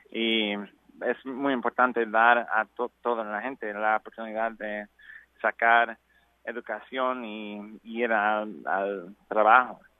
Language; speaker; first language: Spanish; non-native, learner; English